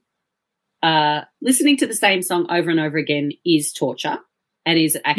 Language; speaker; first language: English; native; English